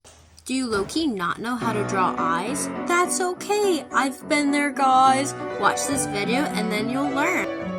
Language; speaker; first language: English; native; English